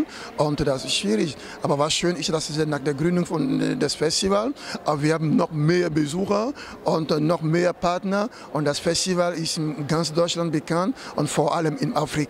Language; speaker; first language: German; non-native, fluent; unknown